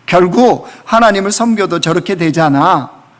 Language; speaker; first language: Korean; native; Korean